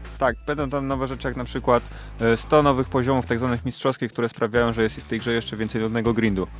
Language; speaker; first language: Polish; native; Polish